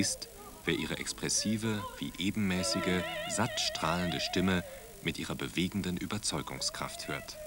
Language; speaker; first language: German; native; German